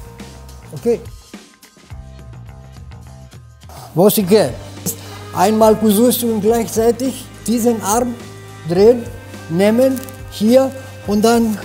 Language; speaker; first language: German; non-native, fluent; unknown